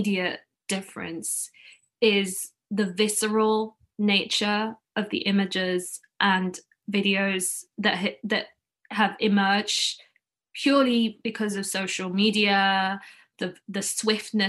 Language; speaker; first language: English; non-native, local second language; Cantonese